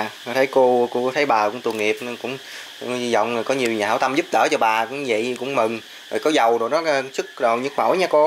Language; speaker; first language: Vietnamese; native; Vietnamese